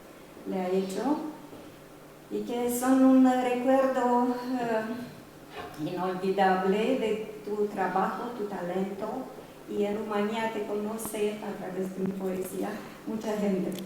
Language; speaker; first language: Spanish; non-native, fluent; Romanian